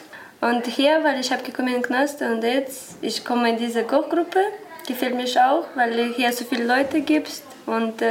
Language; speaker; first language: German; non-native, learner; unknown